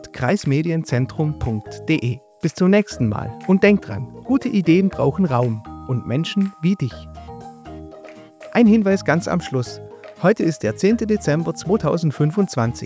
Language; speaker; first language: German; native; German